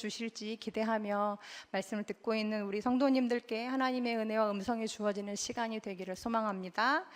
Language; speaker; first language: Korean; native; Korean